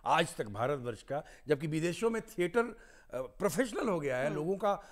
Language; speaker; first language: Hindi; native; Hindi